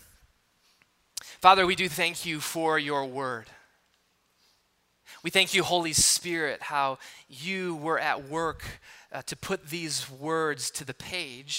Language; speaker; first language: English; native; English